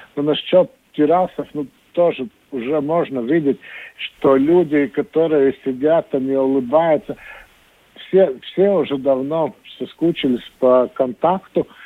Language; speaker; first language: Russian; non-native, local second language; Latvian